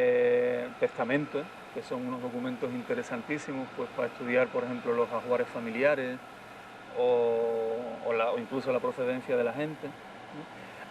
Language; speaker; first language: Spanish; native; Spanish